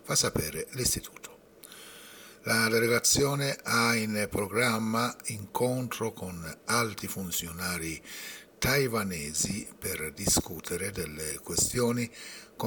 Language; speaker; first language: Italian; non-native, fluent; Persian